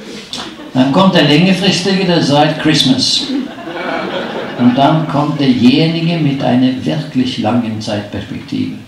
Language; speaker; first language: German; non-native, fluent; Norwegian